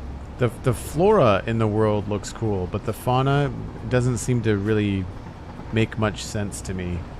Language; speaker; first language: English; native; English